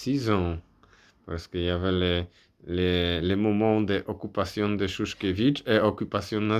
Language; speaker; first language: French; non-native, fluent; Polish